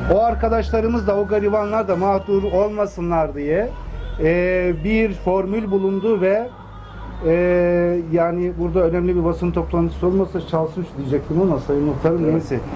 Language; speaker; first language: Turkish; native; Turkish